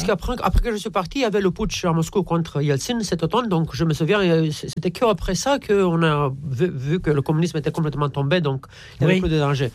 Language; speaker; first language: French; non-native, fluent; Romanian